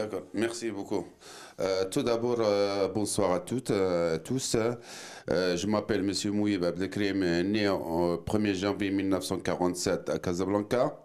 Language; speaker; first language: French; non-native, local second language; Arabic